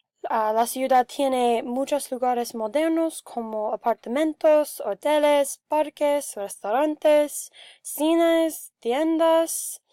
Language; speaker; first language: Spanish; non-native, learner; English